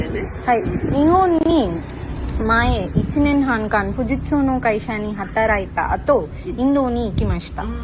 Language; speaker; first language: Japanese; non-native, learner; Telugu